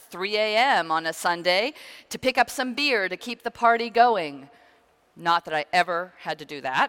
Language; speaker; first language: English; native; English